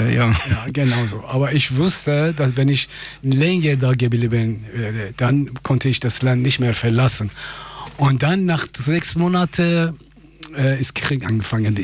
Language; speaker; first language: German; non-native, fluent; Persian